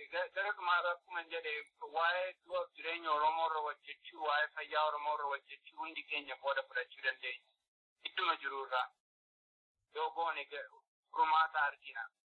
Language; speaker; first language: Oromo; early bilingual, heritage; Oromo